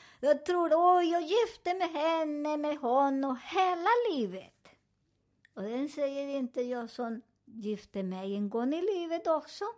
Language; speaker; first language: Swedish; non-native, fluent; Spanish